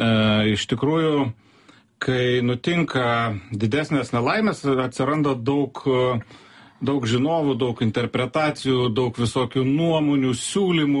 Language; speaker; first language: Lithuanian; native; Lithuanian